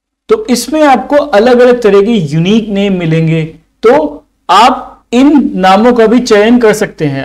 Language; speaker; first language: Hindi; native; Hindi